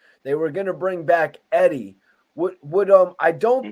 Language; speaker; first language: English; native; English